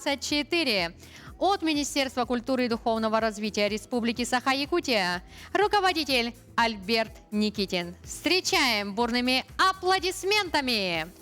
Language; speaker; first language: Russian; native; Russian